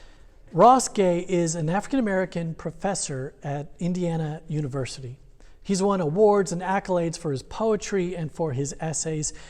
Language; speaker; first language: English; native; English